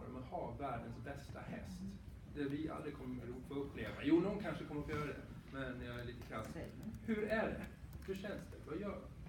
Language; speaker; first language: Swedish; native; Swedish